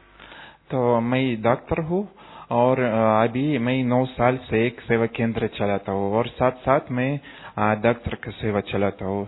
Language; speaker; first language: Hindi; non-native, learner; Russian